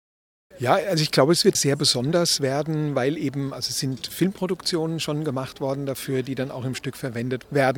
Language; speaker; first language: German; native; German